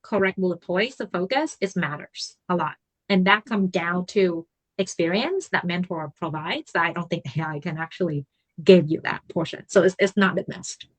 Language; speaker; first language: English; non-native, fluent; Vietnamese